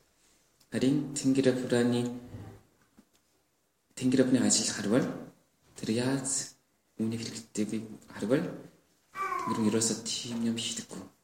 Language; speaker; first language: Mongolian; non-native, learner; Korean